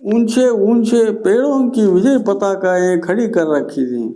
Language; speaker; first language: Hindi; non-native, local second language; Telugu